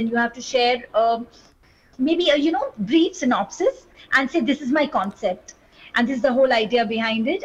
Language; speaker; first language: English; non-native, local second language; Hindi